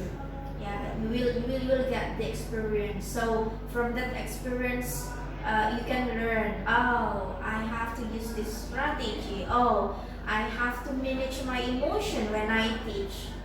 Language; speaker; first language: English; non-native, fluent; Indonesian